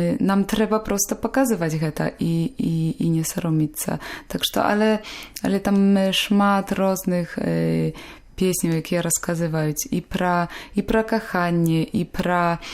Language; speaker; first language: Polish; non-native, local second language; Belarusian